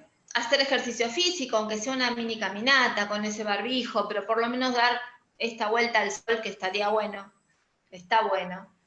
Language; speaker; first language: Spanish; native; Spanish